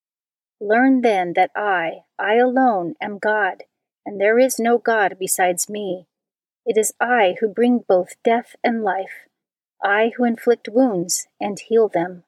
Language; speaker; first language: English; native; English